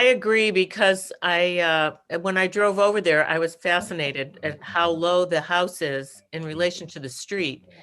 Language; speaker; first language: English; native; English